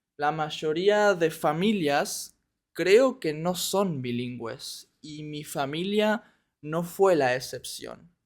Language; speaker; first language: Spanish; native; Spanish